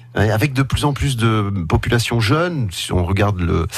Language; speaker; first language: French; native; French